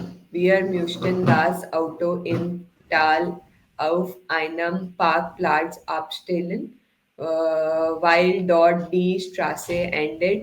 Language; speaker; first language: German; non-native, learner; Hindi